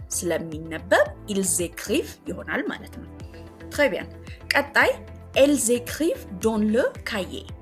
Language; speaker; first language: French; non-native, fluent; Amharic